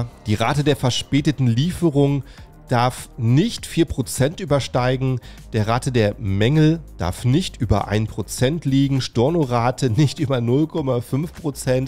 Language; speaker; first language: German; native; German